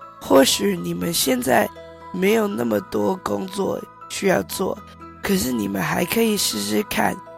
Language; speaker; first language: Chinese; early bilingual, heritage; Chinese